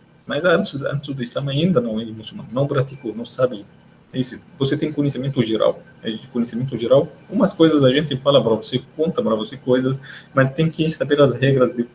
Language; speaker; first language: Portuguese; non-native, learner; Arabic